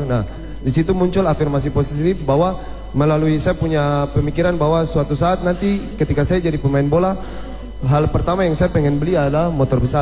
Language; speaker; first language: Indonesian; native; Indonesian